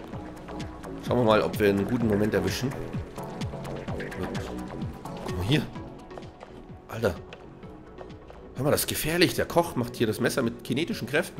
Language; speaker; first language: German; native; German